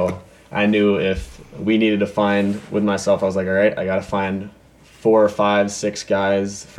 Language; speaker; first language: English; native; English